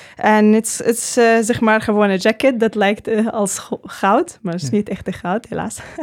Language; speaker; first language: Dutch; non-native, learner; Arabic